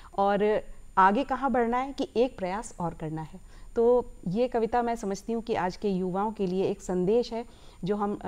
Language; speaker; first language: Hindi; native; Hindi